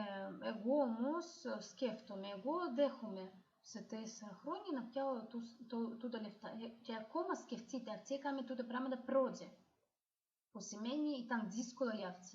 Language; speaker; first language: Greek; non-native, fluent; Ukrainian